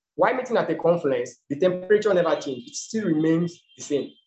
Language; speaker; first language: English; non-native, local second language; Yoruba